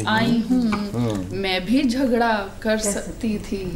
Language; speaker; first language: Hindi; native; Hindi